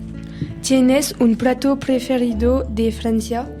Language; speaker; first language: Spanish; non-native, learner; French